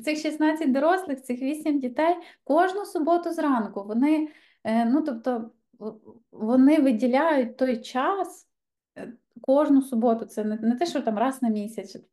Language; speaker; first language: Ukrainian; native; Ukrainian